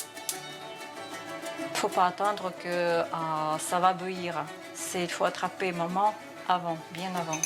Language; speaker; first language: French; non-native, fluent; Russian